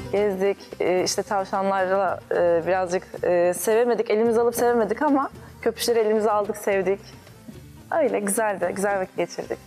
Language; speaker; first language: Turkish; early bilingual, heritage; Turkish